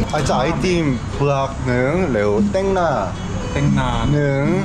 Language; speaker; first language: Thai; non-native, learner; Korean